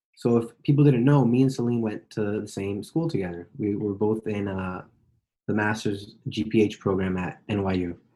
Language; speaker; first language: English; native; English